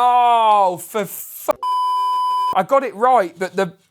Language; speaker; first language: English; native; English